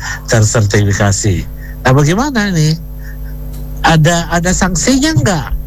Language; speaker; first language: Indonesian; native; Indonesian